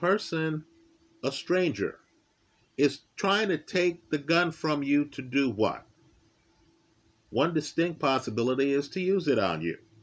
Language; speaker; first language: English; native; English